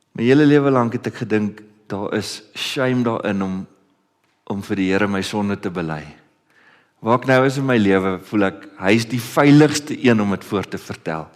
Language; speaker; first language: Afrikaans; early bilingual, other home language; Dutch